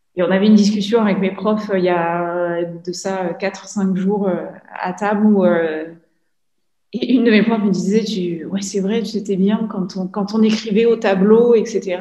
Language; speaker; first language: French; native; French